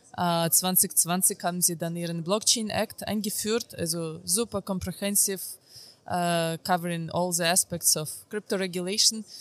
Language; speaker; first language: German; non-native, fluent; Ukrainian